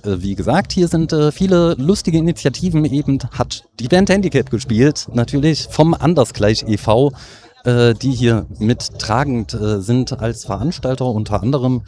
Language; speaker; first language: German; native; German